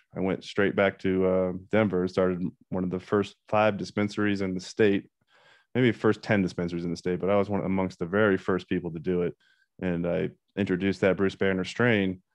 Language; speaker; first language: English; native; English